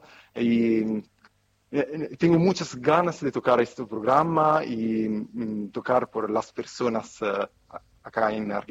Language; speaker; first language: Spanish; non-native, fluent; Italian